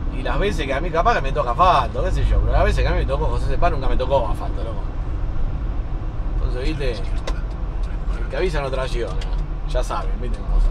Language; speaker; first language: Spanish; native; Spanish